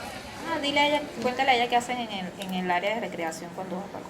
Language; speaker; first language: Spanish; native; Spanish